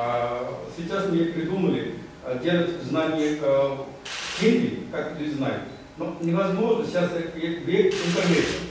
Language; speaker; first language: Russian; non-native, learner; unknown